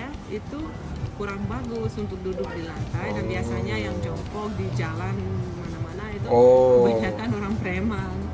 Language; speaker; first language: Indonesian; non-native, fluent; Russian